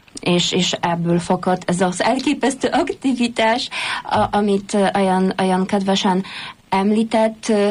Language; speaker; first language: Hungarian; non-native, fluent; Polish